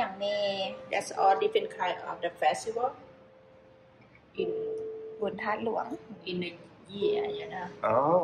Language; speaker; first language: English; non-native, learner; Lao